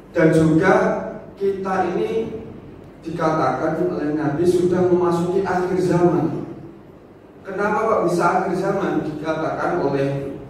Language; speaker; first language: Indonesian; non-native, local second language; Javanese